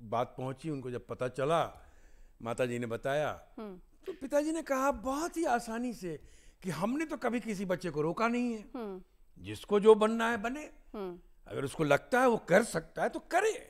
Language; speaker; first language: Hindi; native; Hindi